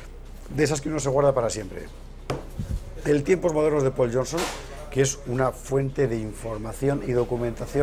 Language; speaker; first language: Spanish; native; Spanish